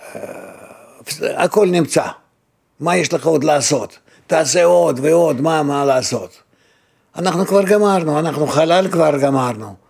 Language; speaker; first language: Hebrew; non-native, fluent; Russian